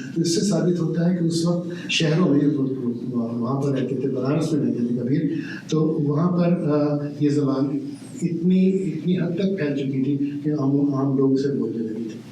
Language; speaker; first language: Urdu; native; Urdu